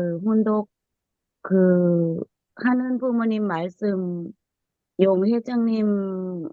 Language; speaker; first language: Korean; non-native, learner; Thai